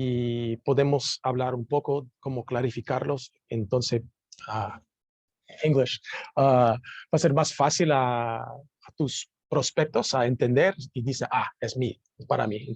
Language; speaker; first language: Spanish; non-native, learner; English